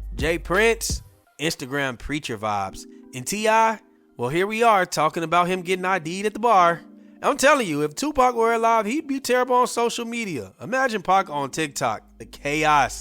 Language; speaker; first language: English; native; English